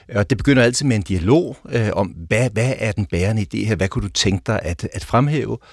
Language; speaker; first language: Danish; native; Danish